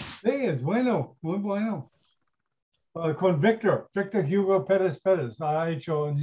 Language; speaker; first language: Spanish; non-native, fluent; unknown